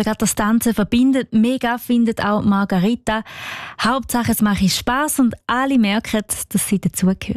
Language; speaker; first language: German; native; German